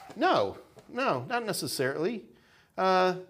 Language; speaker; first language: English; native; English